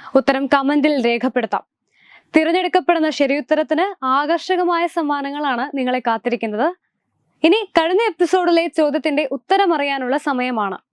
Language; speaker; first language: Malayalam; native; Malayalam